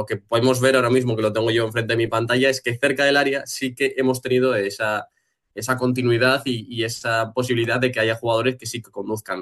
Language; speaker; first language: Spanish; native; Spanish